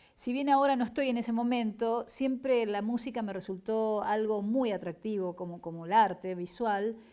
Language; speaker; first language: Spanish; native; Spanish